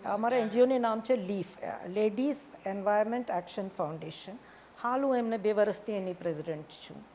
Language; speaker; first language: Gujarati; non-native, local second language; Tamil